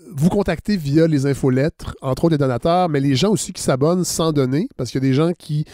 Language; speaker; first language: French; native; French